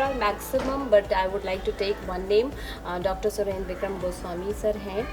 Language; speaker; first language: Hindi; native; Hindi